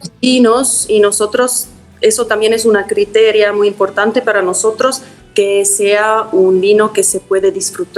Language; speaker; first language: Spanish; non-native, fluent; German